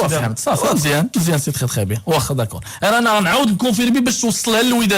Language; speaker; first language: Arabic; native; Arabic